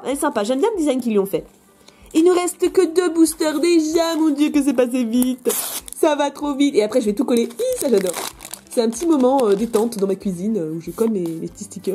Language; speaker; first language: French; native; French